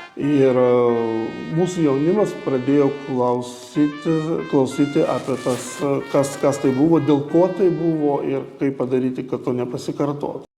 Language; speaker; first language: Lithuanian; non-native, local second language; Romany